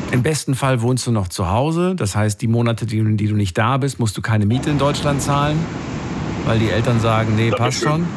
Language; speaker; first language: German; native; German